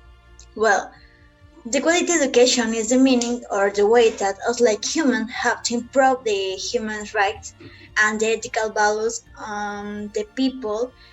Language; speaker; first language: English; non-native, learner; Spanish